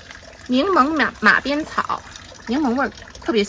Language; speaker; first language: Chinese; native; Chinese